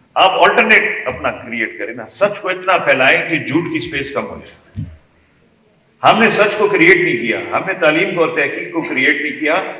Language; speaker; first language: Urdu; non-native, local second language; Kashmiri